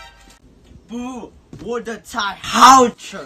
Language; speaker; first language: Chinese; non-native, learner; English